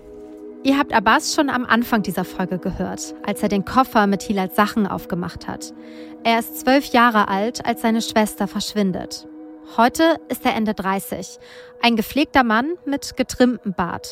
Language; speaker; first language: German; native; German